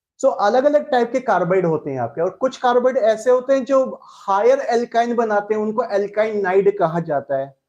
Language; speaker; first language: Hindi; native; Hindi